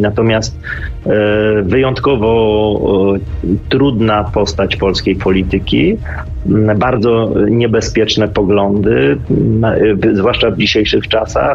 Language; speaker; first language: Polish; native; Polish